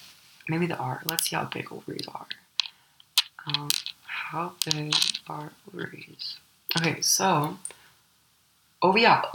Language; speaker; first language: English; early bilingual, other home language; Ukrainian